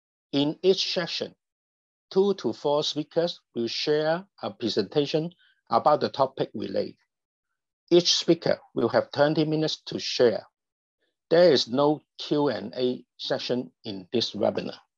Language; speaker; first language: English; non-native, local second language; Cantonese